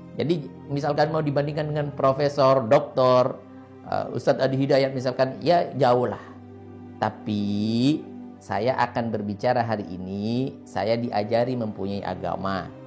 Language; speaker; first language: Indonesian; non-native, local second language; Madurese